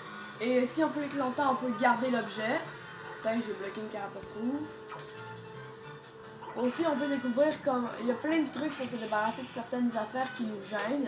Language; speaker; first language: French; native; French